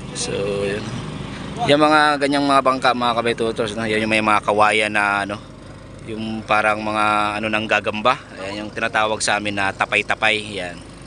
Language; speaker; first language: Filipino; non-native, local second language; Cebuano